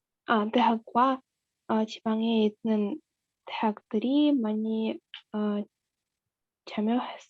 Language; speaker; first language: Korean; non-native, learner; Russian